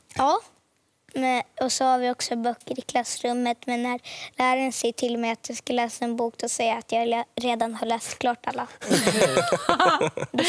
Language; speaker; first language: Swedish; early bilingual, other home language; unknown